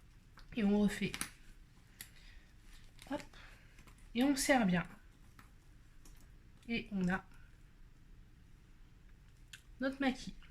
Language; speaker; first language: French; native; French